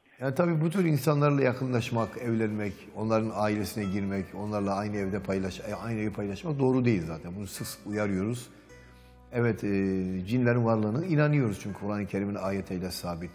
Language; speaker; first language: Turkish; native; Turkish